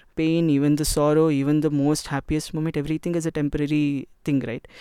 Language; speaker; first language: English; non-native, local second language; Kannada